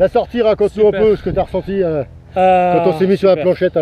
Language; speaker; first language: French; native; French